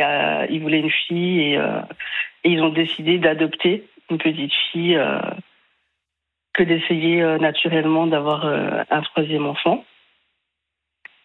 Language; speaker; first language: French; native; French